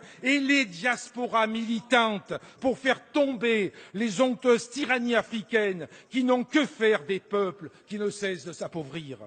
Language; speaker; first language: French; native; French